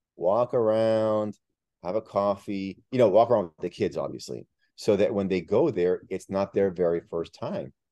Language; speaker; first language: English; early bilingual, other home language; Spanish